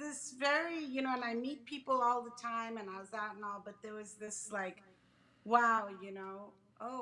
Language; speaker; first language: English; early bilingual, other home language; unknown